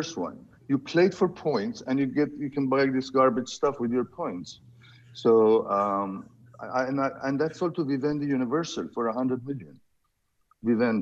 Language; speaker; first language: English; non-native, fluent; Persian